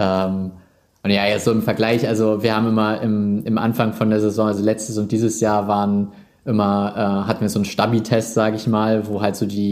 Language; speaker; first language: German; native; German